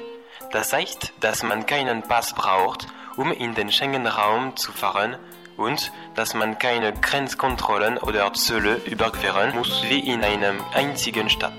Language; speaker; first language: German; non-native, learner; French